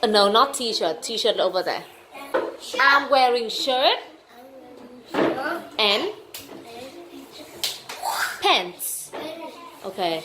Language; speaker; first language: English; non-native, fluent; Vietnamese